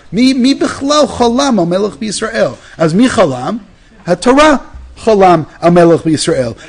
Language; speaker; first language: Hebrew; non-native, fluent; English